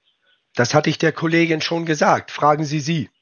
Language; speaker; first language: German; native; German